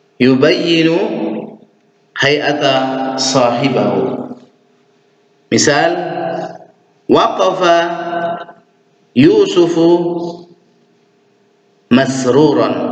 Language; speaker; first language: Arabic; non-native, fluent; Indonesian